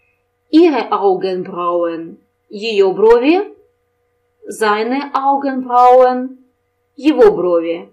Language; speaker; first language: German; non-native, fluent; Russian